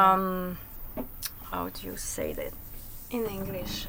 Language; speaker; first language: English; non-native, learner; French